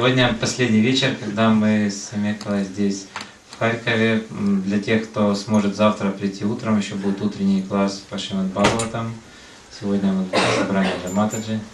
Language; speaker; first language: Russian; native; Russian